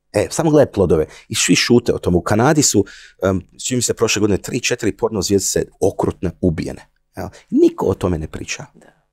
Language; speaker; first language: Croatian; early bilingual, heritage; Croatian